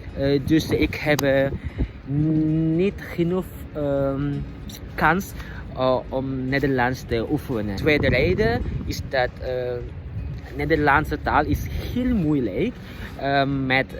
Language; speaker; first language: Dutch; non-native, learner; Indonesian